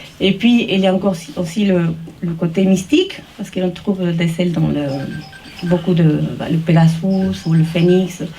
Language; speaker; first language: French; early bilingual, heritage; French